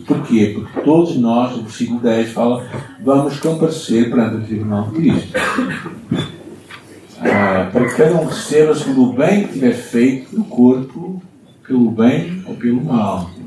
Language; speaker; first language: Portuguese; native; Portuguese